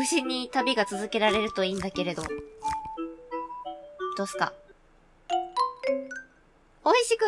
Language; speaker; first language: Japanese; native; Japanese